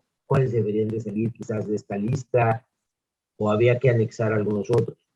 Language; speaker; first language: Spanish; native; Spanish